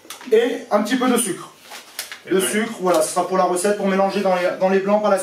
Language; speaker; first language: French; native; French